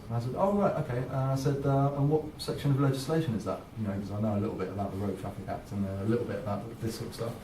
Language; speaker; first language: English; native; English